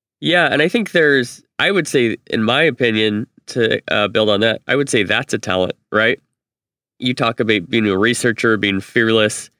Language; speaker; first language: English; native; English